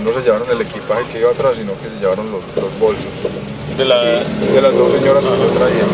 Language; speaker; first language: Spanish; native; Spanish